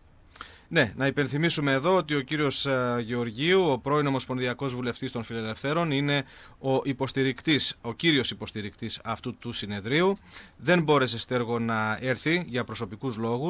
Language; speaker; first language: Greek; native; Greek